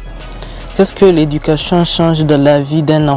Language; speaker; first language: French; non-native, local second language; Hausa